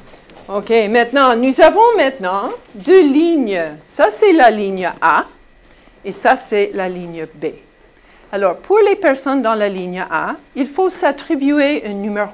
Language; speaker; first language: French; non-native, fluent; English